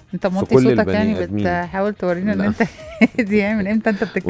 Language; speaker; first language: Arabic; native; Arabic